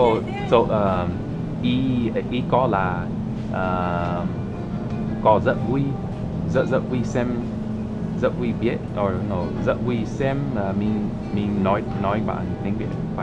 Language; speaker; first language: Vietnamese; non-native, learner; English